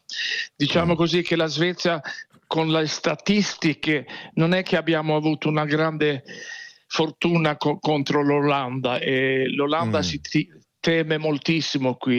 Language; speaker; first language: Italian; non-native, fluent; Swedish